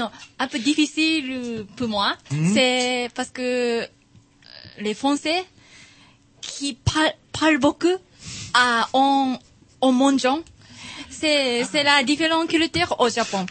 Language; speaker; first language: French; non-native, learner; Japanese